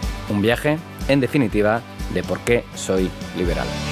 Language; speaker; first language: Spanish; native; Spanish